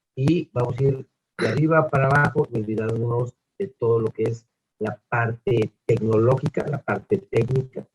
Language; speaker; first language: Spanish; native; Spanish